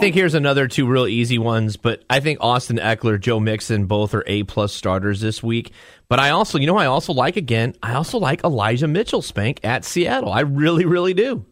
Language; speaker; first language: English; native; English